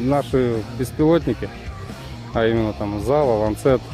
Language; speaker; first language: Russian; native; Russian